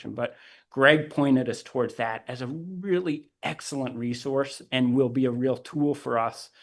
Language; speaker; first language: English; native; English